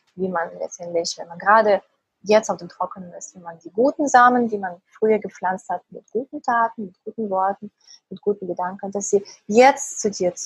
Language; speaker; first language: German; native; German